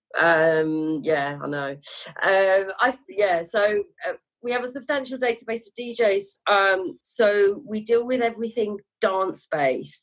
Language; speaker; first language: English; native; English